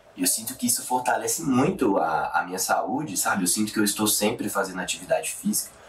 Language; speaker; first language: Portuguese; native; Portuguese